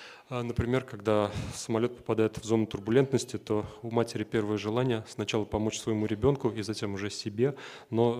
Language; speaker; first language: Russian; native; Russian